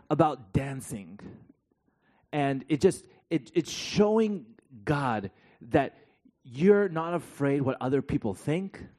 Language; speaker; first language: English; native; English